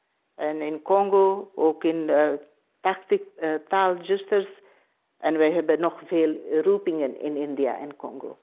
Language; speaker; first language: Dutch; non-native, learner; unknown